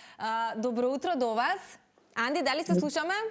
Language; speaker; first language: Macedonian; native; Macedonian